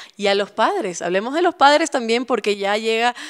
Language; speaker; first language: Spanish; native; Spanish